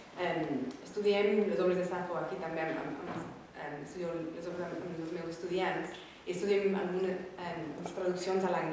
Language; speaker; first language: Catalan; non-native, fluent; English